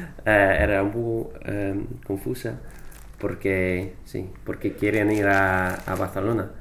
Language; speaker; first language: Spanish; non-native, fluent; English